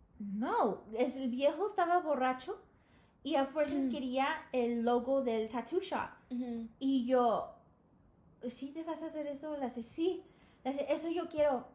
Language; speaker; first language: Spanish; early bilingual, heritage; Spanish